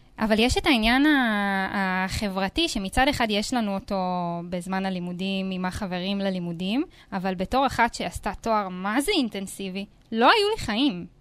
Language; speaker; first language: Hebrew; native; Hebrew